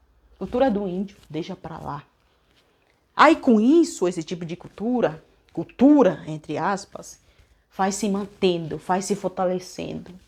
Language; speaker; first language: Portuguese; non-native, local second language; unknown